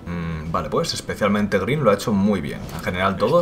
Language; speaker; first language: Spanish; native; Spanish